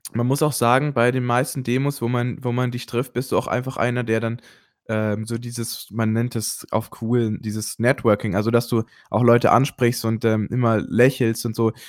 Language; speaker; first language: German; native; German